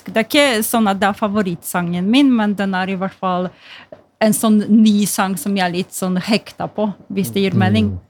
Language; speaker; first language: Norwegian; non-native, fluent; Polish